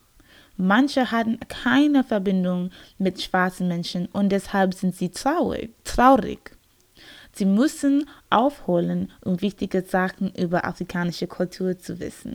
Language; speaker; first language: German; non-native, learner; English